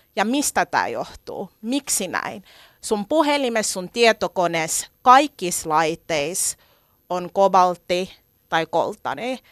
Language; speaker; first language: Finnish; early bilingual, other home language; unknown